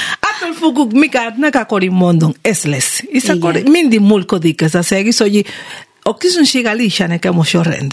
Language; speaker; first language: Hungarian; non-native, learner; Spanish